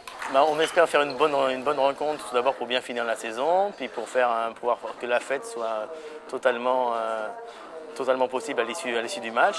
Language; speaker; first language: French; native; French